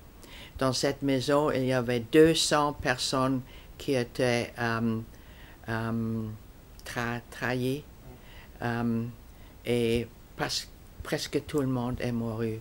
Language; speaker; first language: French; non-native, fluent; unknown